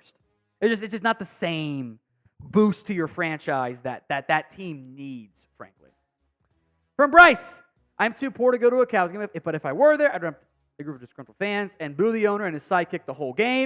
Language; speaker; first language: English; native; English